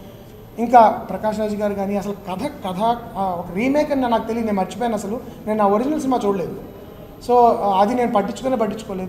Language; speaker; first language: Telugu; native; Telugu